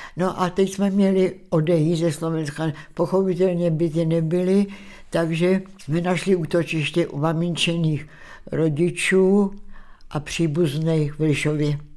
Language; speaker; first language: Czech; native; Czech